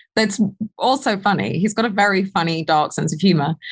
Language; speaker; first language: English; native; English